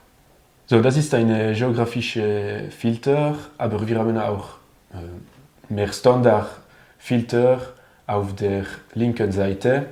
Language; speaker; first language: German; non-native, learner; French